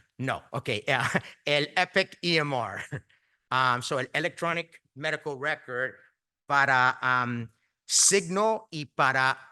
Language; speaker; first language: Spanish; early bilingual, heritage; Spanish